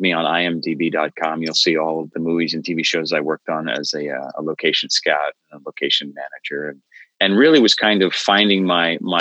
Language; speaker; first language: English; native; English